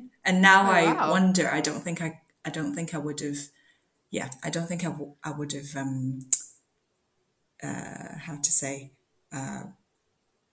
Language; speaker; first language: English; non-native, local second language; Cantonese